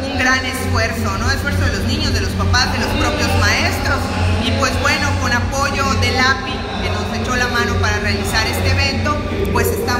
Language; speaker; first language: Spanish; native; Spanish